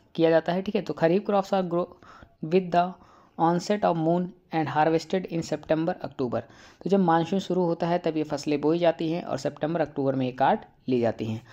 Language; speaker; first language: Hindi; native; Hindi